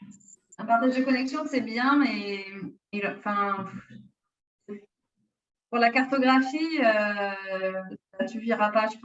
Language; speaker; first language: French; native; French